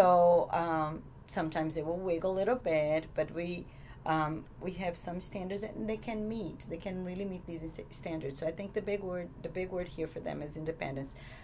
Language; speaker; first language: English; non-native, fluent; Portuguese